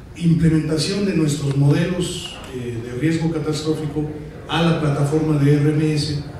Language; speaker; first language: Spanish; native; Spanish